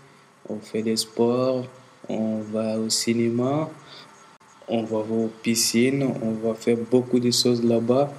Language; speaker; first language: French; non-native, learner; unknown